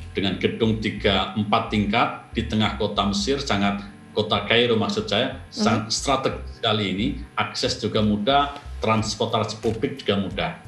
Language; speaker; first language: Indonesian; native; Indonesian